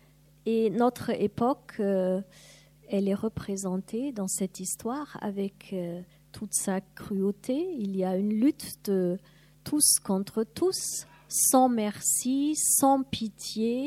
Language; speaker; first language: French; non-native, fluent; German